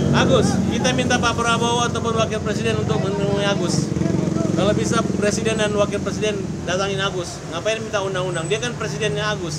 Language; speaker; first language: Indonesian; native; Indonesian